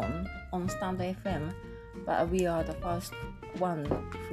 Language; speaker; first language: English; non-native, fluent; Japanese